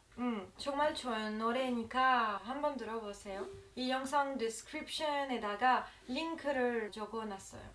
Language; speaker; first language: Korean; non-native, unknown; French